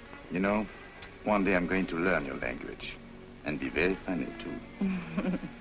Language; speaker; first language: English; non-native, fluent; French